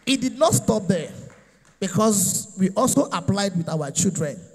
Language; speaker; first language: English; non-native, local second language; Yoruba